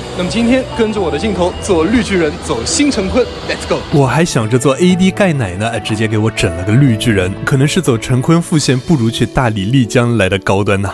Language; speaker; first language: Chinese; native; Chinese